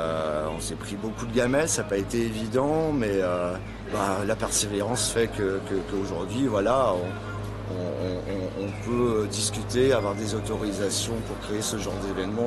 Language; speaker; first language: French; native; French